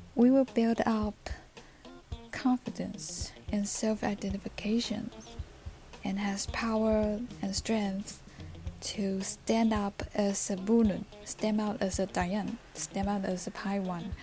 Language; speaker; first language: English; non-native, fluent; Chinese